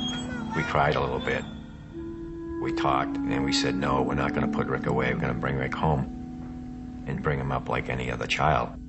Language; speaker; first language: English; native; English